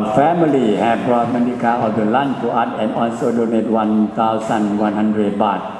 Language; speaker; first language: English; non-native, learner; Thai